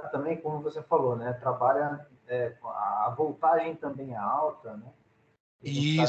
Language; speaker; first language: Portuguese; native; Portuguese